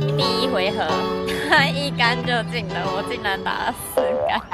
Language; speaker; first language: Chinese; native; Chinese